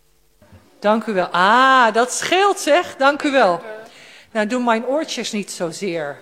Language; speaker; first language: Dutch; native; Dutch